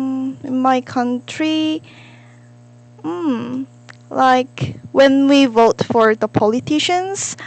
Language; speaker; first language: English; non-native, learner; Korean